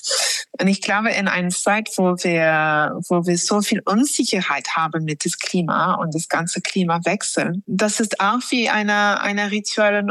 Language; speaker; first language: German; non-native, fluent; English